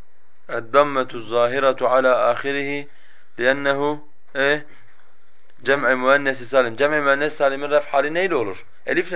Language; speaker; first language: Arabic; non-native, fluent; Turkish